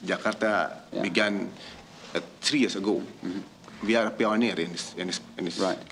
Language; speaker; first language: English; non-native, learner; Indonesian